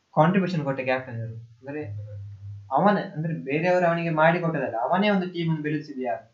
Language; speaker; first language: Kannada; non-native, local second language; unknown